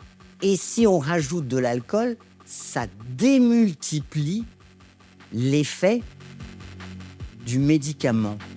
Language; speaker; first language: French; native; French